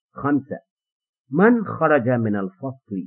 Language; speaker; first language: Arabic; non-native, fluent; English